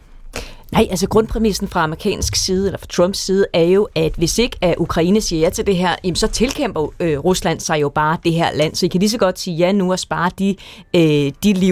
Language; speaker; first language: Danish; native; Danish